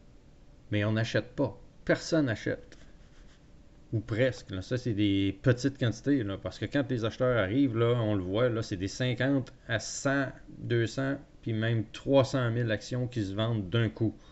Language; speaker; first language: French; native; French